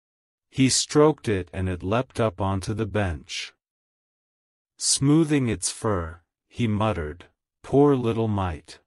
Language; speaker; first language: English; non-native, local second language; Urdu